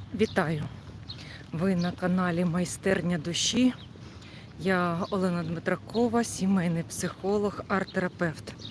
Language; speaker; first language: Ukrainian; non-native, local second language; Russian